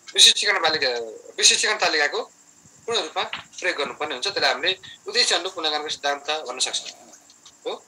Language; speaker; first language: Nepali; native; Nepali